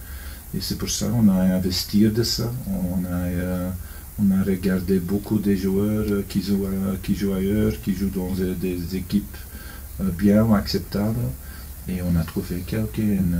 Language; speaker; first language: French; non-native, local second language; Dutch